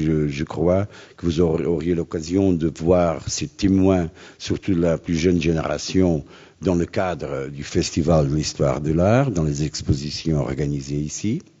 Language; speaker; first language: French; non-native, fluent; Portuguese